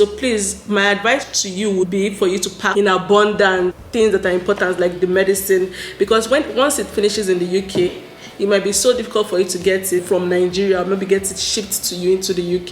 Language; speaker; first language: English; non-native, local second language; Yoruba